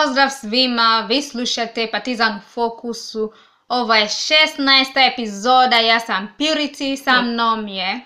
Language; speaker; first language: Serbian; non-native, learner; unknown